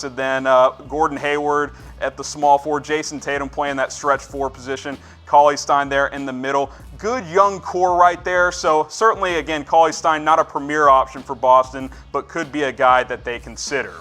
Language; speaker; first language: English; native; English